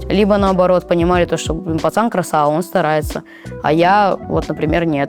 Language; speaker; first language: Russian; native; Russian